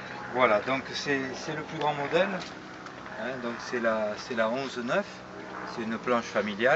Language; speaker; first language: French; native; French